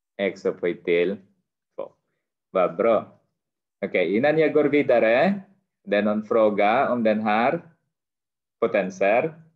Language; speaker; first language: Swedish; non-native, fluent; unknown